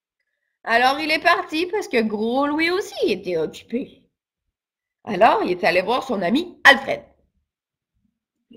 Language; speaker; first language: French; native; French